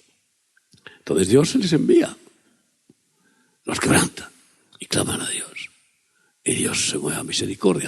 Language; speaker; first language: Spanish; native; Spanish